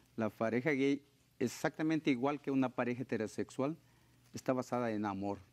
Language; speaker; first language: Spanish; native; Spanish